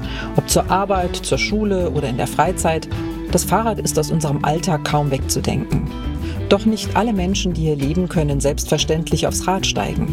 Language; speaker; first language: German; native; German